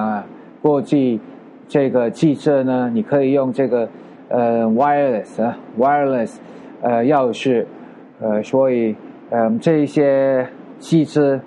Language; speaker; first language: Chinese; non-native, learner; Filipino